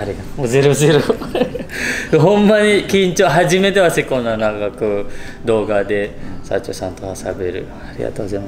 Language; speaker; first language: Japanese; non-native, learner; Indonesian